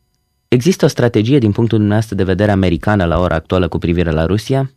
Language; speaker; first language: Romanian; native; Romanian